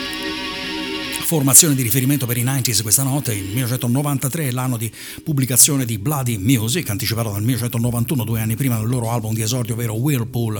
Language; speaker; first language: Italian; native; Italian